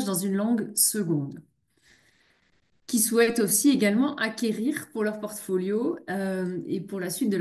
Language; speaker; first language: French; native; French